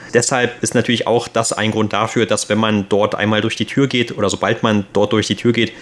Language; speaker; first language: German; native; German